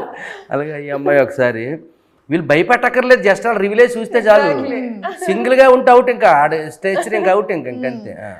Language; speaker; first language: Telugu; native; Telugu